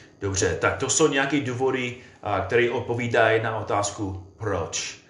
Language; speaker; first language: Czech; non-native, fluent; English